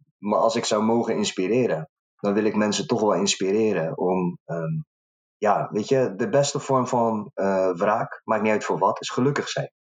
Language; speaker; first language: Dutch; early bilingual, other home language; Arabic